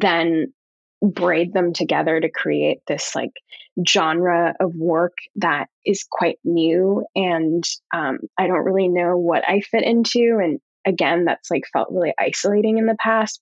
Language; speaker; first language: English; native; English